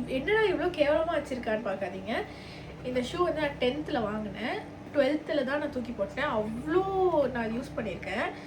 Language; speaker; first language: Tamil; early bilingual, heritage; Tamil